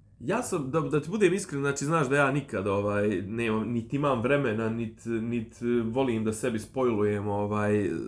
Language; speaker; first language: Serbian; native; Serbian